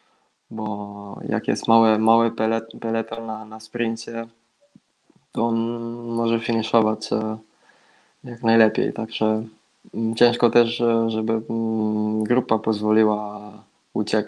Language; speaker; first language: Polish; non-native, fluent; Italian